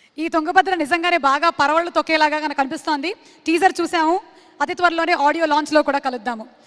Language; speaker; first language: Telugu; native; Telugu